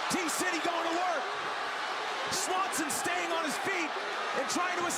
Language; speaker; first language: English; native; English